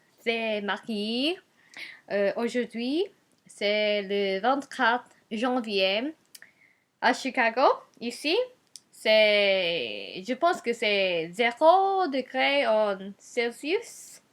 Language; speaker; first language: French; non-native, learner; Japanese